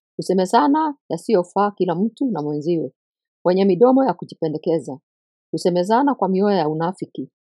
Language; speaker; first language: Swahili; non-native, local second language; Kikuyu